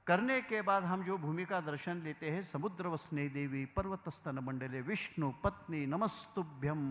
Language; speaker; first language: Hindi; non-native, local second language; Marathi